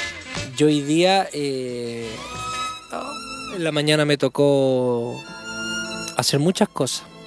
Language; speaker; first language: Spanish; native; Spanish